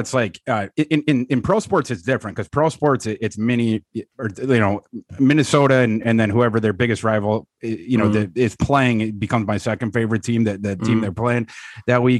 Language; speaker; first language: English; native; English